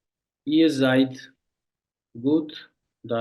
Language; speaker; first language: German; non-native, fluent; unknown